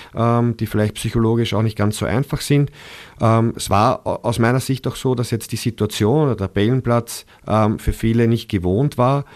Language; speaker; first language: German; native; German